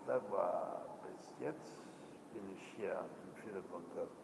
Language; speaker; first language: German; non-native, learner; Spanish